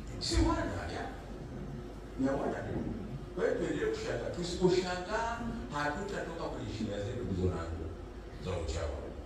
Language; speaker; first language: Swahili; native; Swahili